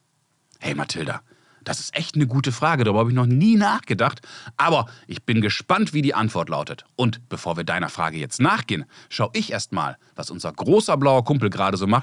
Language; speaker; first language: German; native; German